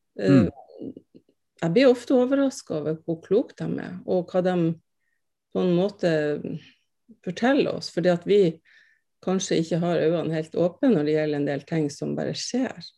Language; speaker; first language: Norwegian; native; Norwegian